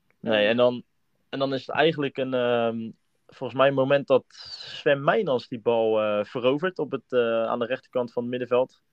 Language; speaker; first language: Dutch; native; Dutch